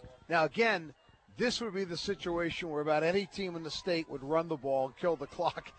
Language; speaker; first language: English; native; English